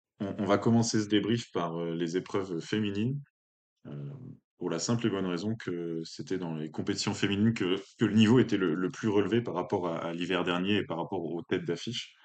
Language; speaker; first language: French; native; French